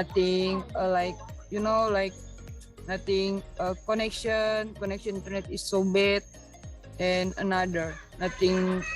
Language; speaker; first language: English; non-native, learner; Indonesian